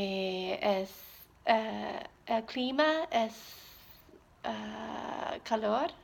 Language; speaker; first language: Spanish; non-native, learner; English